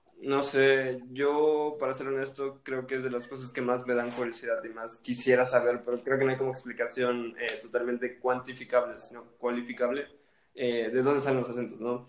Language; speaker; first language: Spanish; native; Spanish